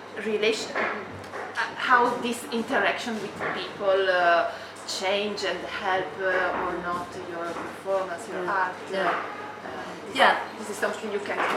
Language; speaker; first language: English; non-native, fluent; Italian